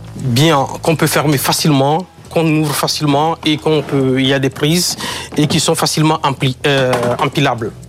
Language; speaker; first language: French; non-native, local second language; Ewe